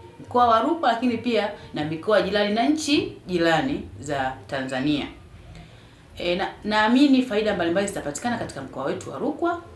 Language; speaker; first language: Swahili; native; Swahili